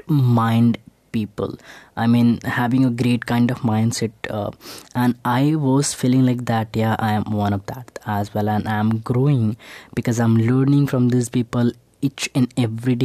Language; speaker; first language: English; non-native, local second language; Hindi